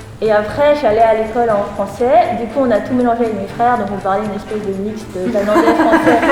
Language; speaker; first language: French; early bilingual, other home language; Thai